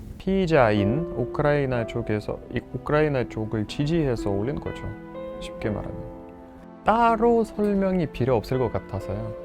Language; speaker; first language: Korean; non-native, fluent; Russian